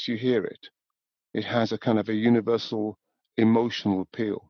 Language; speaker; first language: English; native; English